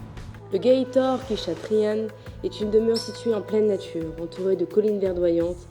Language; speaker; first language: French; native; French